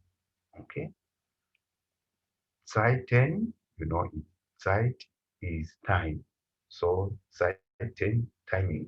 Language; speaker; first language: German; non-native, fluent; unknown